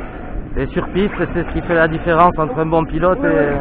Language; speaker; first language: French; native; French